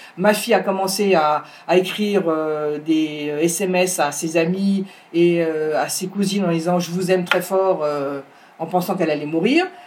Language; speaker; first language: French; native; French